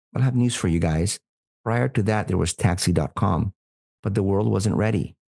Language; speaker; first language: English; non-native, fluent; Spanish